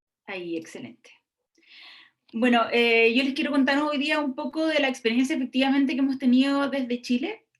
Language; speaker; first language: Spanish; native; Spanish